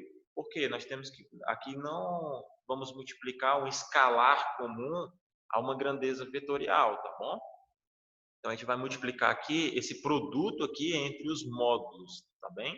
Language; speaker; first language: Portuguese; native; Portuguese